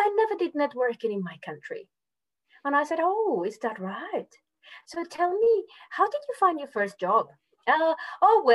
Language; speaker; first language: English; non-native, fluent; Spanish